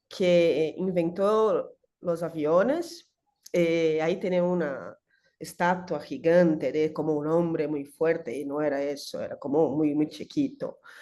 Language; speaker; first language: Spanish; non-native, learner; Portuguese